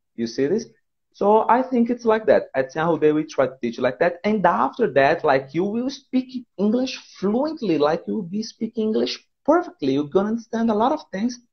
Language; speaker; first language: English; non-native, fluent; Portuguese